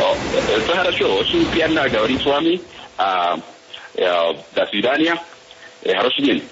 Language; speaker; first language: Russian; non-native, learner; Spanish